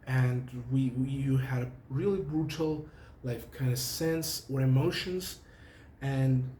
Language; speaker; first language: English; non-native, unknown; Persian